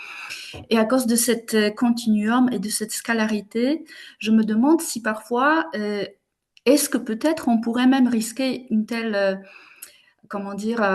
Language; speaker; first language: French; non-native, fluent; Polish